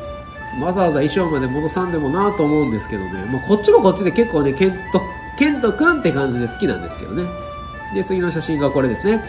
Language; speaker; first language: Japanese; native; Japanese